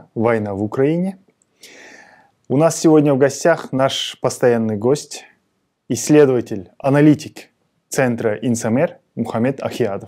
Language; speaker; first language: Russian; non-native, fluent; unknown